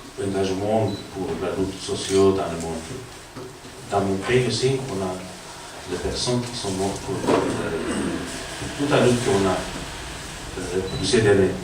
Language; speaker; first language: French; non-native, learner; Spanish